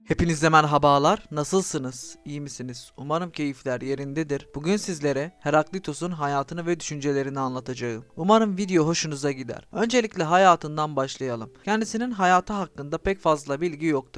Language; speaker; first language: Turkish; native; Turkish